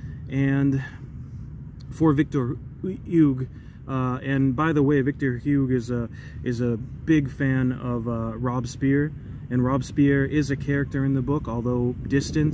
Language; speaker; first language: English; native; English